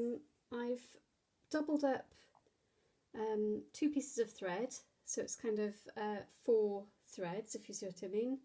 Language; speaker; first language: English; native; English